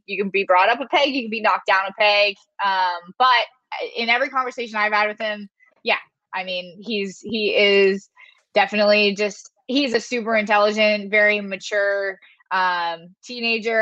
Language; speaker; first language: English; native; English